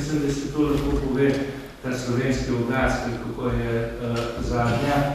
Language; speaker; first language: Slovenian; native; Slovenian